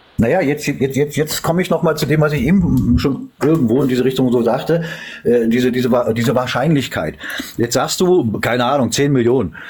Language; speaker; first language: German; native; German